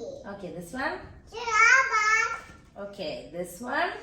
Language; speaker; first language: English; non-native, local second language; Malayalam